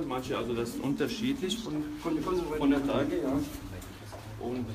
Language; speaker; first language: German; non-native, fluent; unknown